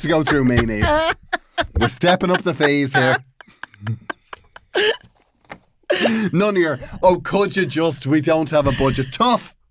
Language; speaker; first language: English; native; English